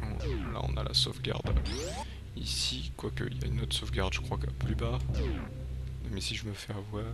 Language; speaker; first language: French; native; French